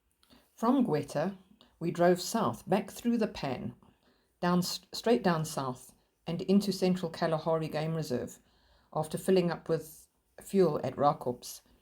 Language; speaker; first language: English; native; English